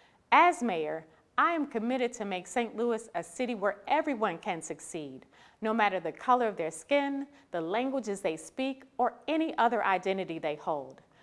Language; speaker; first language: English; native; English